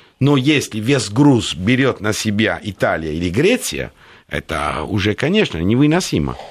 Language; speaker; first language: Russian; non-native, fluent; Italian